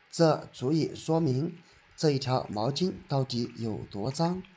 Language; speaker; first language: Chinese; native; Chinese